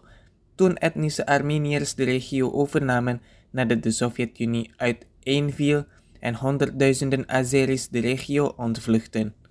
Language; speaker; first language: Dutch; non-native, fluent; Indonesian